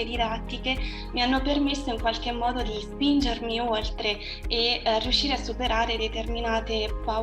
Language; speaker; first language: Italian; native; Italian